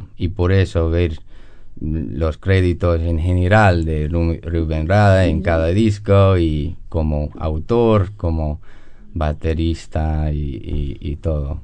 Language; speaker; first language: Spanish; non-native, learner; English